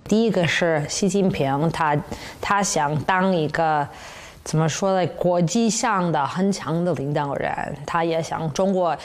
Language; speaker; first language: Chinese; non-native, fluent; English